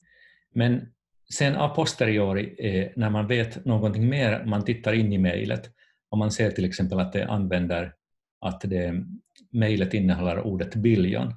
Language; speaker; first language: Swedish; non-native, fluent; Finnish